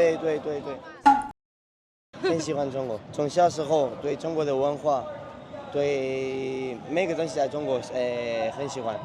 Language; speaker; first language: Chinese; non-native, learner; Spanish